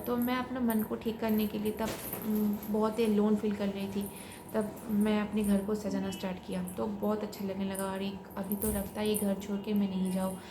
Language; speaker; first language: Hindi; non-native, local second language; Bangla